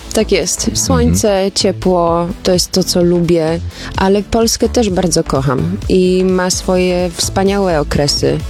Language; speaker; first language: Polish; early bilingual, heritage; Polish